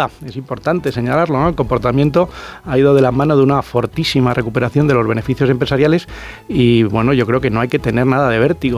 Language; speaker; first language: Spanish; native; Spanish